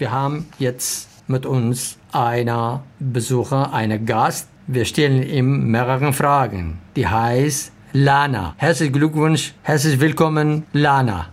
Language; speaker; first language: German; non-native, learner; Arabic